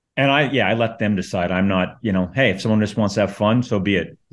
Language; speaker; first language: English; native; English